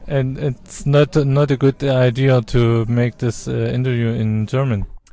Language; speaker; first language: English; non-native, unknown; German